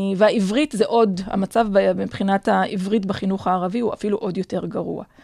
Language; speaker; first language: Hebrew; non-native, local second language; Adyghe